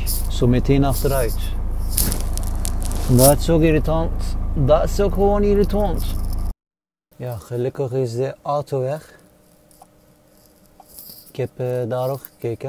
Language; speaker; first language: Dutch; non-native, fluent; Turkish